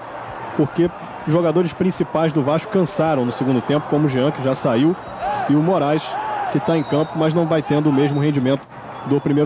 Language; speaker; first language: Portuguese; native; Portuguese